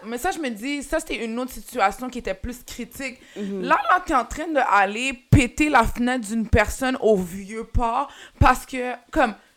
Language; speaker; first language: French; early bilingual, heritage; French